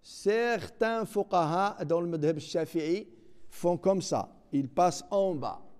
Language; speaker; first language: French; non-native, local second language; Arabic